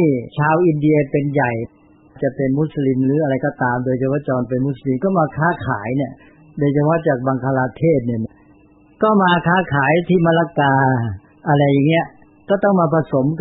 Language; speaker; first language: Thai; native; Thai